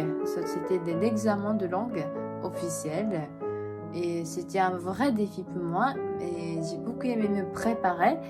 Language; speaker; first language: French; non-native, fluent; Japanese